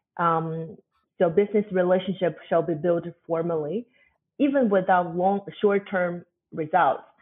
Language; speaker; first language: English; non-native, fluent; Chinese